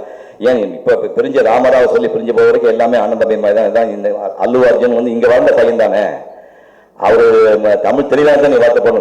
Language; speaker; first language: Tamil; native; Tamil